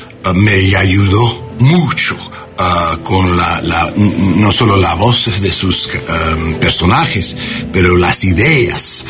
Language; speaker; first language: Spanish; non-native, learner; English